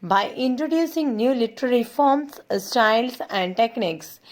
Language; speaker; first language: English; non-native, local second language; Malayalam